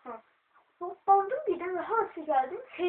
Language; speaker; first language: Turkish; non-native, learner; Azerbaijani